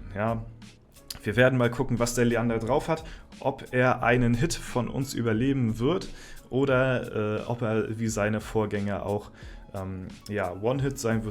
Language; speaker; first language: German; native; German